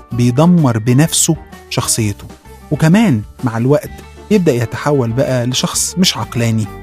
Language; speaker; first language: Arabic; native; Arabic